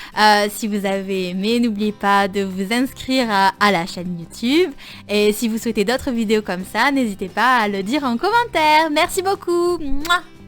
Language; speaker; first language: French; native; French